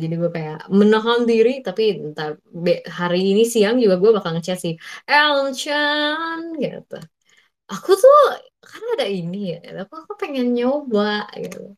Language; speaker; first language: Indonesian; native; Indonesian